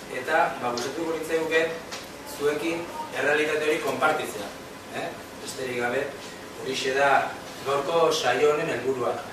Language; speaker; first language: Basque; native; Basque